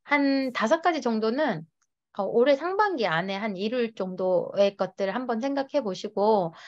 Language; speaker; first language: Korean; native; Korean